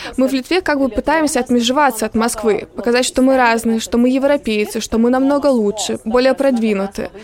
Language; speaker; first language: Russian; non-native, local second language; Lithuanian